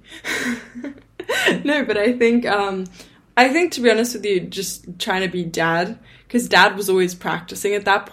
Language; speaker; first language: English; native; English